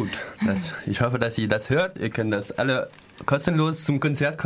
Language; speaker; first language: German; non-native, learner; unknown